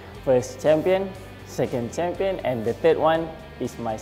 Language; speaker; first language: English; non-native, learner; Malay